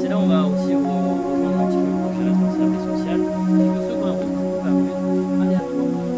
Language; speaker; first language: French; native; French